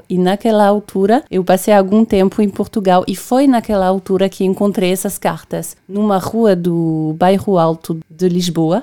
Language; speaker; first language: Portuguese; non-native, fluent; French